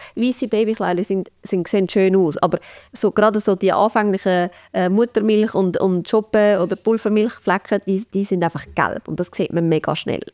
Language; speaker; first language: German; native; German